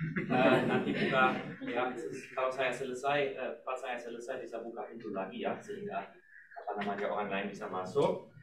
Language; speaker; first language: Indonesian; non-native, fluent; German